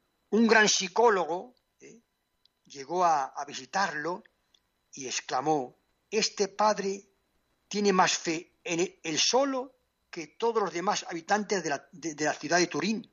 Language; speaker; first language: Spanish; native; Spanish